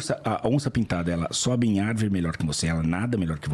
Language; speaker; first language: Portuguese; native; Portuguese